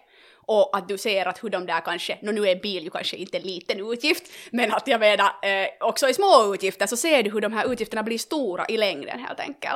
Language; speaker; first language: Swedish; native; Swedish